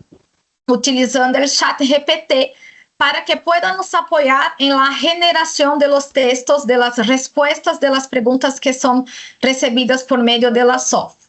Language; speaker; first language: Spanish; non-native, fluent; Portuguese